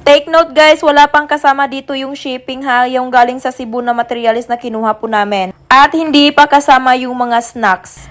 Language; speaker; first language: Filipino; non-native, local second language; Cebuano